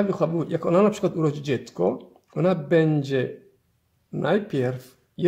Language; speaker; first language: Polish; non-native, fluent; Somali